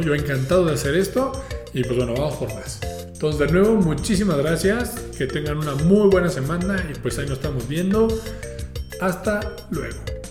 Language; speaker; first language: Spanish; native; Spanish